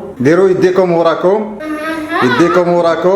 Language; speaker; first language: Arabic; native; Arabic